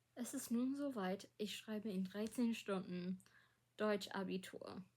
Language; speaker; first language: German; non-native, local second language; English